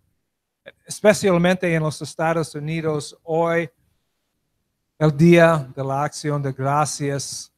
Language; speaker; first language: Spanish; non-native, learner; English